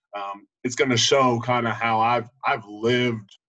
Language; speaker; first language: English; native; English